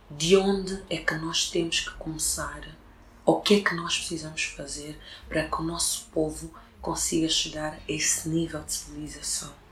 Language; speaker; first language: Portuguese; early bilingual, other home language; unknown